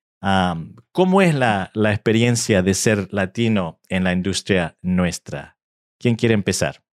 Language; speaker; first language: Spanish; early bilingual, heritage; Spanish